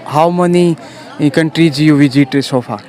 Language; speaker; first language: English; non-native, local second language; Hindi